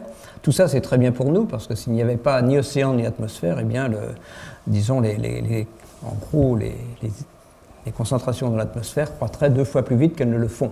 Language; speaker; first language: French; native; French